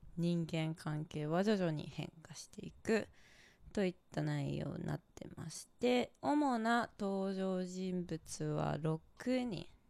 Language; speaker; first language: Japanese; native; Japanese